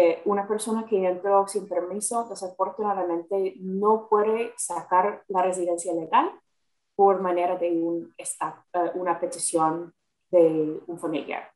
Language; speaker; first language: Spanish; non-native, fluent; English